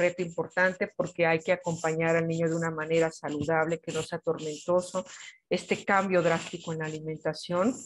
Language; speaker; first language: Spanish; native; Spanish